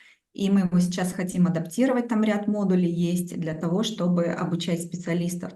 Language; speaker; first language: Russian; native; Russian